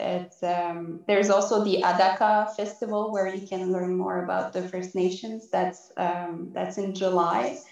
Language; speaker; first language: English; non-native, fluent; French